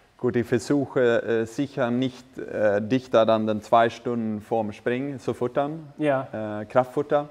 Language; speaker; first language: German; non-native, fluent; Swedish